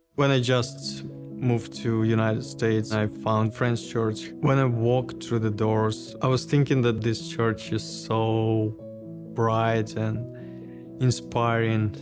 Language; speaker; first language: English; non-native, learner; Ukrainian